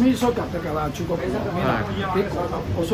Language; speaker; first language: Japanese; non-native, fluent; Chinese